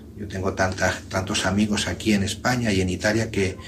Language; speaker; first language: Spanish; native; Spanish